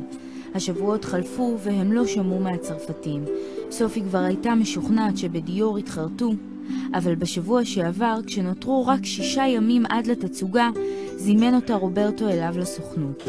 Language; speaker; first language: Hebrew; native; Hebrew